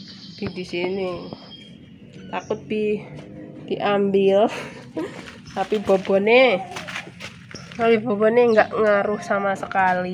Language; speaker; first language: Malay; non-native, local second language; Javanese